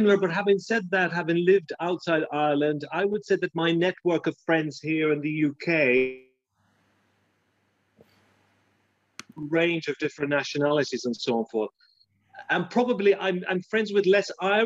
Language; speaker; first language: English; native; English